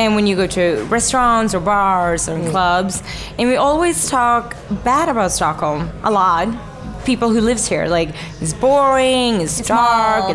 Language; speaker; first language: English; non-native, fluent; Swedish